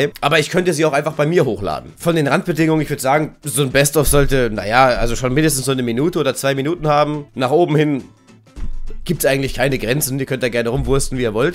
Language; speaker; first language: German; native; German